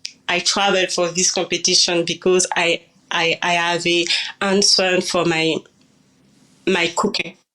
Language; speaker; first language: English; non-native, learner; French